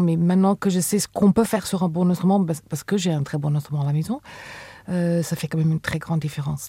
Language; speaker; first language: French; non-native, fluent; Afrikaans